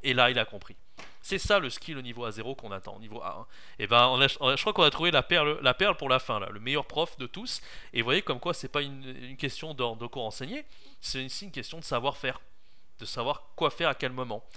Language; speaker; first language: French; native; French